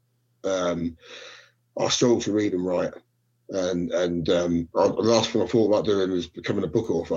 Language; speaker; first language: English; native; English